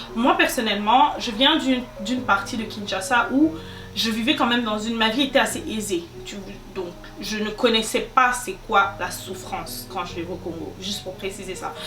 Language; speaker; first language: French; non-native, local second language; Lingala